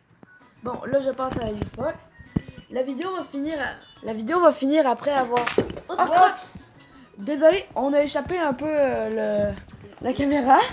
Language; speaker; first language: French; native; French